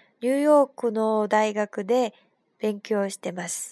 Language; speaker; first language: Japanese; non-native, fluent; Chinese